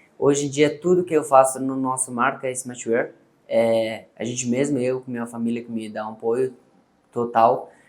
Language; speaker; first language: Portuguese; non-native, learner; Persian